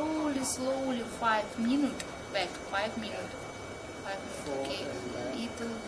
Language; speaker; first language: English; non-native, learner; Russian